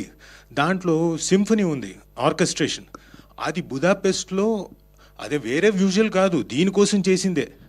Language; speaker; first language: Telugu; native; Telugu